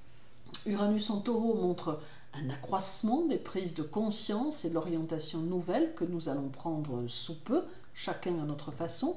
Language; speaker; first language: French; native; French